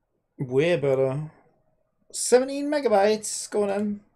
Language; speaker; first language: English; native; English